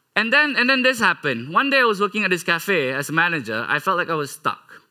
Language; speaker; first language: English; non-native, local second language; Malay